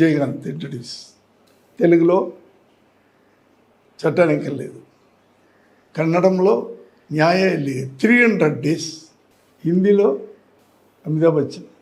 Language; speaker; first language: Telugu; non-native, learner; Tamil